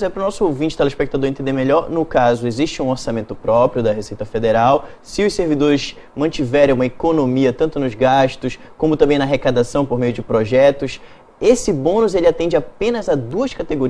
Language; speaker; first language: Portuguese; native; Portuguese